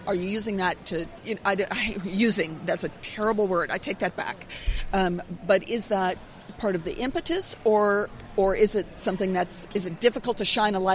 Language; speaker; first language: English; native; English